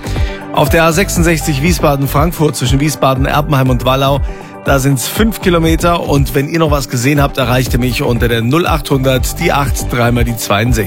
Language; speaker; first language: German; native; German